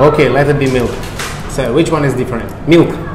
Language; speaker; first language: English; non-native, fluent; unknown